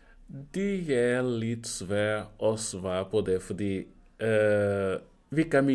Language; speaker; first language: Danish; non-native, fluent; Portuguese